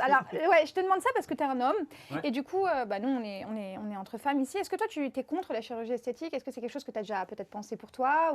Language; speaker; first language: French; native; French